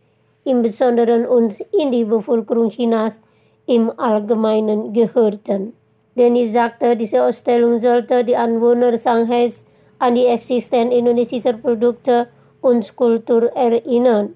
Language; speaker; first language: German; non-native, fluent; Indonesian